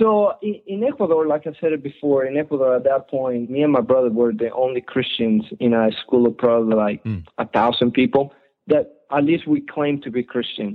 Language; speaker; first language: English; non-native, fluent; Spanish